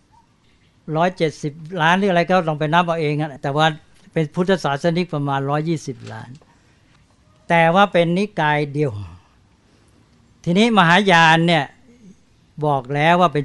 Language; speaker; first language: Thai; native; Thai